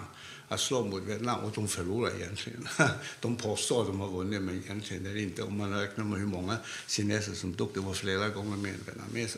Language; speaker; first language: Swedish; non-native, fluent; Cantonese